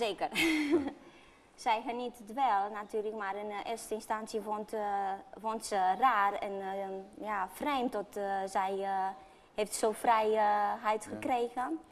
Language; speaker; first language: Dutch; non-native, fluent; Romanian